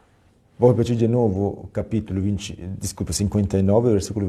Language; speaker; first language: Portuguese; non-native, fluent; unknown